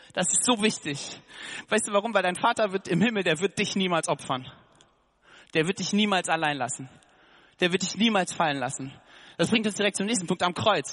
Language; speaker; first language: German; native; German